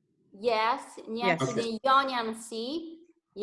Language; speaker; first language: English; non-native, learner; Italian